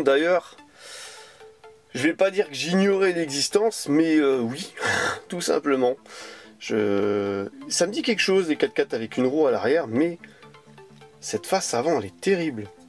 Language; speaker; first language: French; native; French